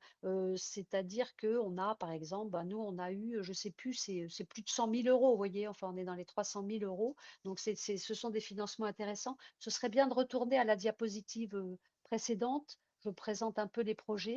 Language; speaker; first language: French; native; French